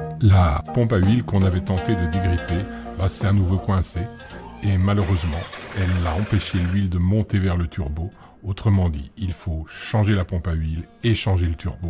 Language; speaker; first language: French; native; French